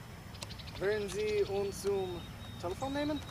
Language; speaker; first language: German; non-native, learner; English